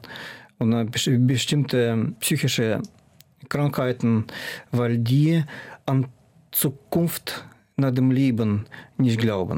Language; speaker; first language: German; non-native, fluent; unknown